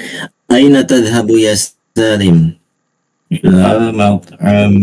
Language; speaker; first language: Arabic; non-native, learner; Indonesian